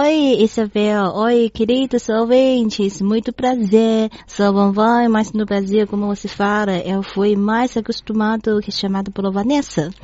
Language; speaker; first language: Portuguese; non-native, learner; Chinese